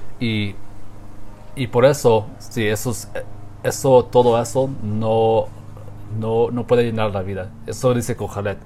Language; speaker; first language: Spanish; non-native, learner; English